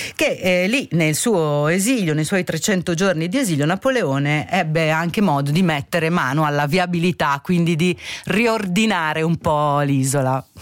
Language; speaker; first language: Italian; native; Italian